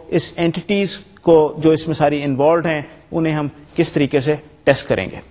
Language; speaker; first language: Urdu; native; Urdu